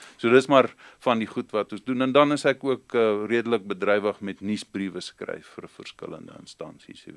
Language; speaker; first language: Afrikaans; native; Afrikaans